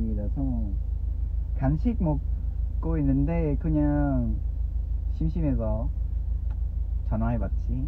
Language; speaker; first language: Korean; non-native, fluent; Vietnamese